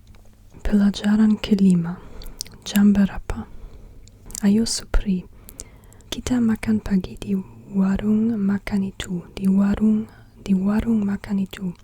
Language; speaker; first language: Indonesian; non-native, learner; English